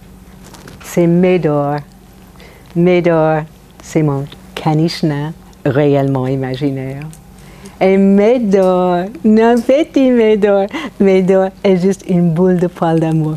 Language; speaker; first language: French; non-native, fluent; English